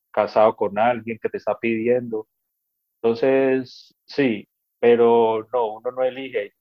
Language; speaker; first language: Spanish; native; Spanish